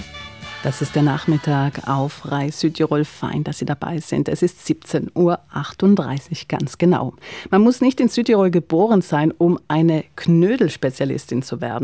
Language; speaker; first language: German; native; German